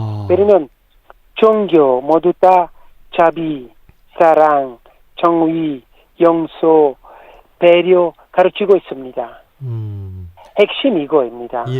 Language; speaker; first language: Korean; non-native, learner; Italian